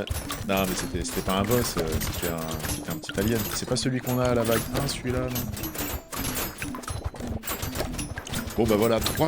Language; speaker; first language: French; native; French